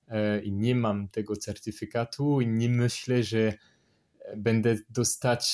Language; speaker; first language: Polish; non-native, learner; French